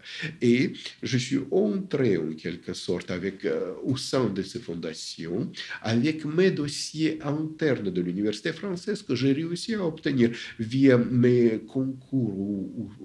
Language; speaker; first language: French; non-native, fluent; Russian